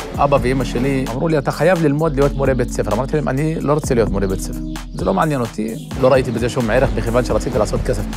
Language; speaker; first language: Hebrew; non-native, local second language; Arabic